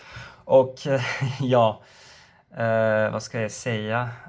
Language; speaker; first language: Swedish; non-native, learner; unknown